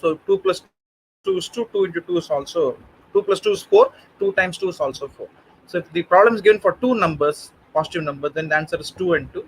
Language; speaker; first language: English; non-native, local second language; Tamil